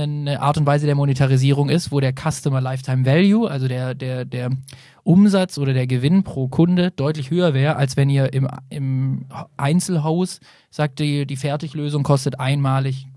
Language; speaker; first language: German; native; German